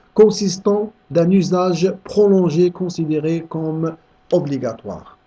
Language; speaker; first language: French; non-native, local second language; Arabic